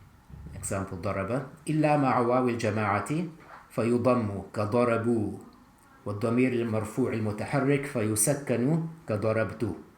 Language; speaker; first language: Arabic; non-native, fluent; English